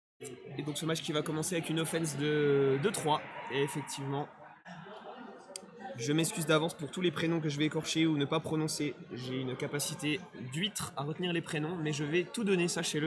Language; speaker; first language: French; native; French